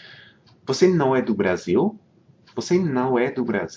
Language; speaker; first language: Portuguese; non-native, fluent; English